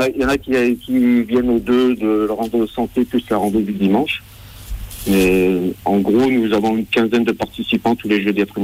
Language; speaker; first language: French; native; French